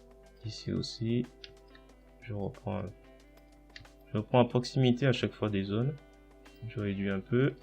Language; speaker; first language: French; native; French